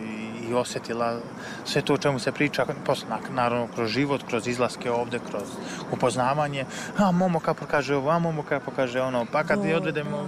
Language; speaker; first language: Serbian; native; Serbian